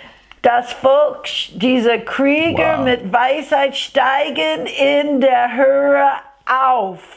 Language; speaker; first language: German; non-native, fluent; English